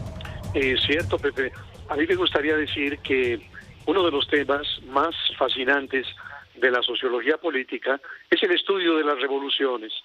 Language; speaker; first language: Spanish; native; Spanish